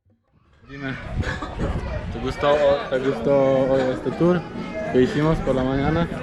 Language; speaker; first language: Spanish; non-native, fluent; Polish